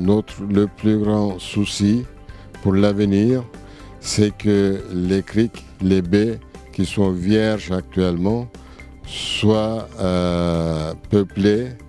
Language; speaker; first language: French; non-native, fluent; Turkish